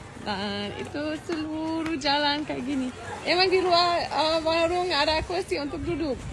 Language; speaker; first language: Indonesian; non-native, fluent; German